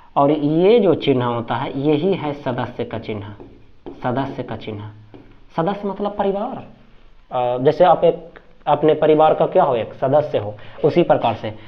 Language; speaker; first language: Hindi; native; Hindi